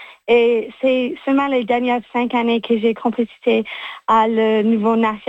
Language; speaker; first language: French; non-native, local second language; English